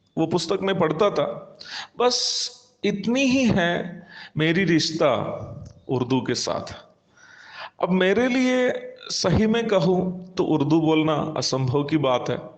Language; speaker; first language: Hindi; non-native, local second language; Malayalam